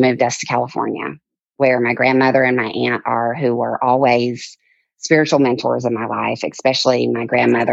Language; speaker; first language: English; native; English